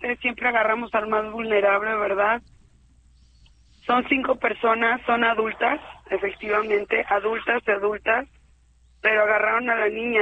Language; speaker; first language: Spanish; native; Spanish